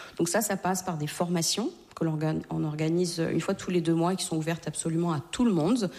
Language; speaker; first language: French; native; French